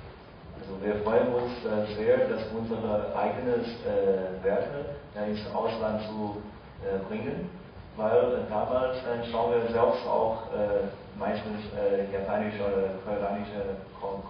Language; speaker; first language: German; non-native, fluent; Chinese